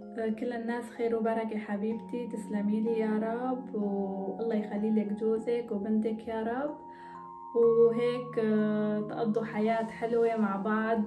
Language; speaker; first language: Arabic; non-native, local second language; Kurdish